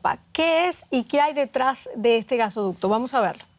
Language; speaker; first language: Spanish; native; Spanish